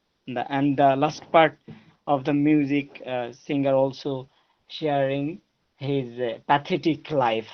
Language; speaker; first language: English; non-native, learner; Bangla